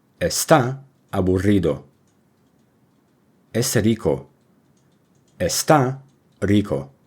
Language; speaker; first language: Spanish; non-native, fluent; English